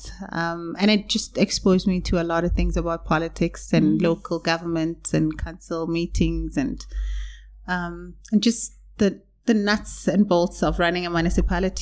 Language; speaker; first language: English; non-native, local second language; Zulu